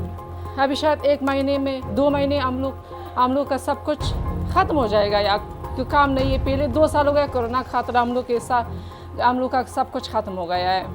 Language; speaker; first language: Hindi; non-native, fluent; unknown